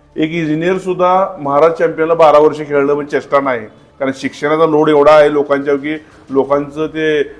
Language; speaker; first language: Marathi; native; Marathi